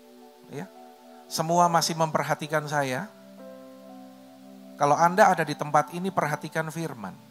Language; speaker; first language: Indonesian; native; Indonesian